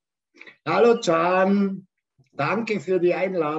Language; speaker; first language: German; native; German